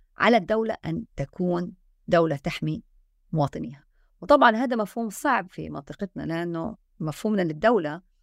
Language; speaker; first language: Arabic; native; Arabic